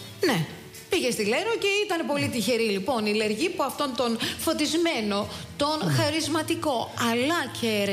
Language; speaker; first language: Greek; native; Greek